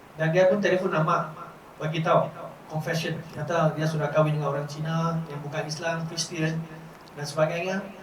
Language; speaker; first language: Malay; non-native, local second language; Chinese